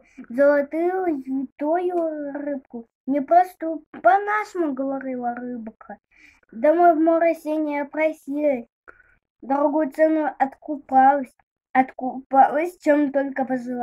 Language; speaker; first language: Russian; native; Russian